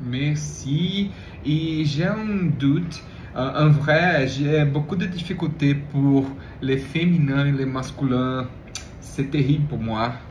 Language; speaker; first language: French; non-native, learner; Portuguese